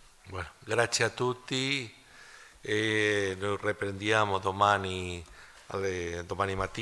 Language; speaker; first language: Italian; non-native, learner; Spanish